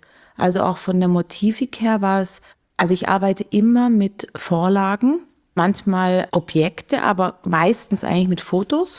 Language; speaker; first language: German; native; German